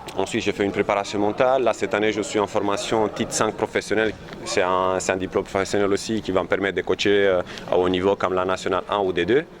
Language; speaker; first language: French; non-native, fluent; Romanian